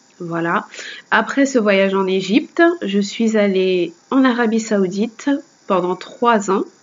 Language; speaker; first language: French; native; French